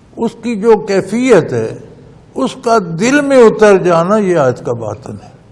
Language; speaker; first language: Urdu; non-native, local second language; Punjabi